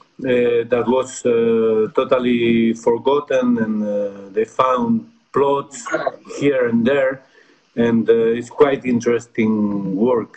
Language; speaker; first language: English; non-native, fluent; Spanish